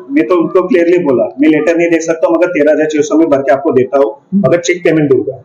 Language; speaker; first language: Hindi; non-native, local second language; Marathi